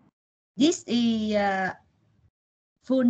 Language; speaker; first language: English; non-native, learner; Vietnamese